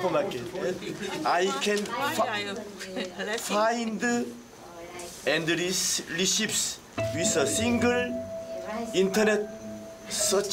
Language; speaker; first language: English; non-native, learner; Korean